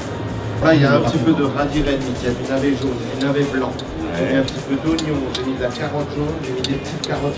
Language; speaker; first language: French; native; French